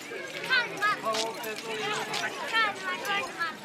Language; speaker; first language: Chinese; non-native, local second language; Tibetan